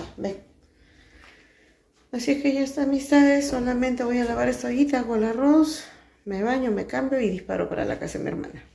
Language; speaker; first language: Spanish; native; Spanish